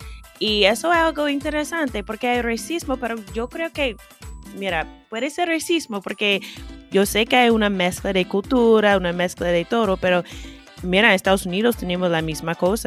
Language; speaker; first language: Spanish; non-native, fluent; English